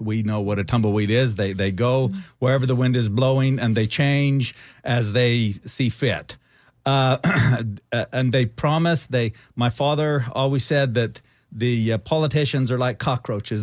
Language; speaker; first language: English; early bilingual, other home language; Spanish